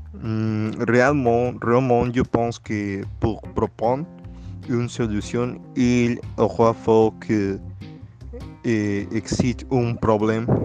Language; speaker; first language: French; non-native, learner; Spanish